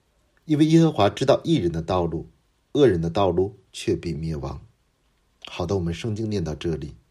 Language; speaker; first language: Chinese; non-native, fluent; Korean